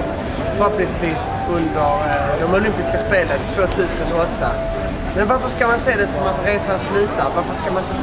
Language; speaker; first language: Swedish; native; Swedish